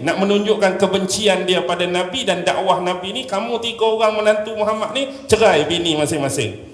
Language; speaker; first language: Malay; native; Malay